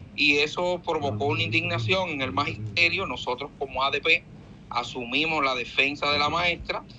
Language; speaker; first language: Spanish; native; Spanish